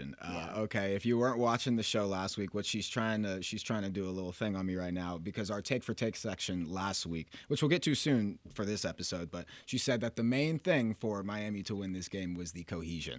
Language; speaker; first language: English; native; English